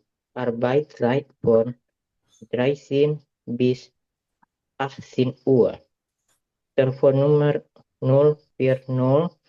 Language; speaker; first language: German; non-native, learner; Indonesian